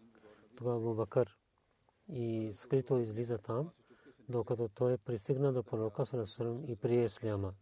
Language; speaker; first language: Bulgarian; non-native, learner; Urdu